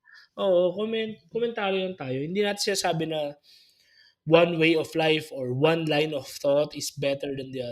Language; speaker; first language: Filipino; native; Filipino